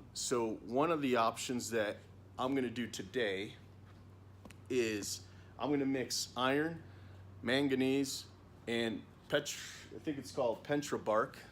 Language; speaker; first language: English; native; English